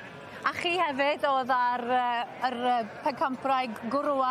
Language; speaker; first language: Welsh; native; Welsh